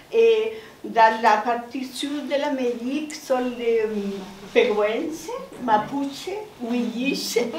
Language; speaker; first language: French; non-native, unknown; Spanish